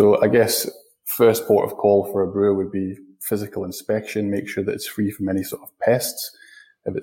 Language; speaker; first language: English; native; English